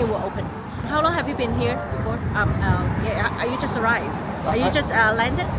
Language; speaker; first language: English; non-native, learner; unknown